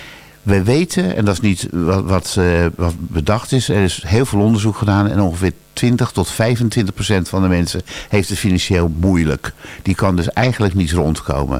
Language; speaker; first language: Dutch; native; Dutch